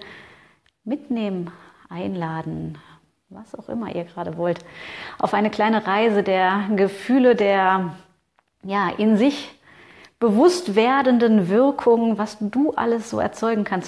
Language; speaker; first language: German; native; German